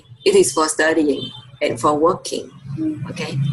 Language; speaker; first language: English; non-native, fluent; Vietnamese